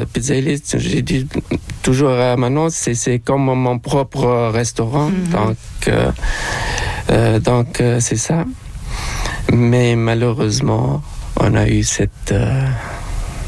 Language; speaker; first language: French; non-native, local second language; Arabic